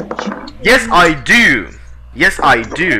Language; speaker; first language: English; non-native, fluent; Spanish